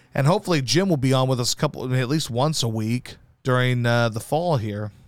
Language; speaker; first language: English; native; English